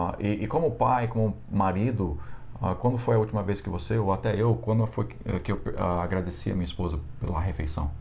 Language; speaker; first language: Portuguese; non-native, fluent; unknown